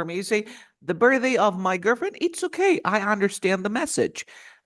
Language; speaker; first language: English; non-native, fluent; Spanish